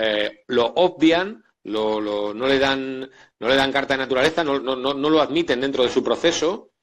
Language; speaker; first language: Spanish; native; Spanish